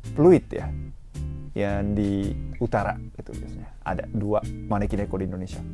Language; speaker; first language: Indonesian; non-native, fluent; Japanese